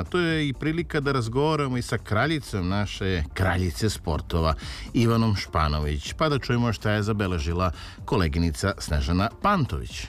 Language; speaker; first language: Serbian; native; Serbian